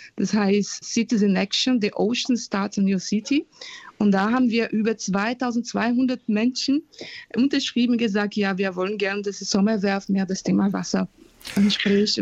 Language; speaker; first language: German; non-native, fluent; Portuguese